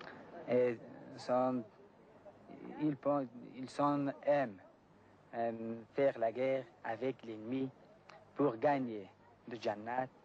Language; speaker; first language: French; non-native, learner; Persian